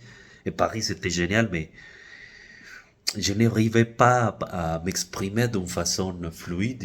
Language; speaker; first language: French; non-native, fluent; Spanish